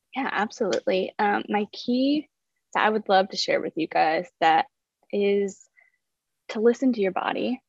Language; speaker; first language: English; native; English